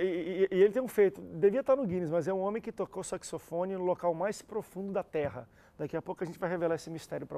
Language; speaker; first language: Portuguese; native; Portuguese